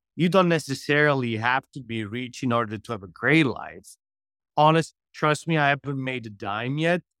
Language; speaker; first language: English; non-native, fluent; Italian